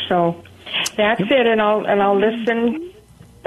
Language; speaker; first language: English; native; English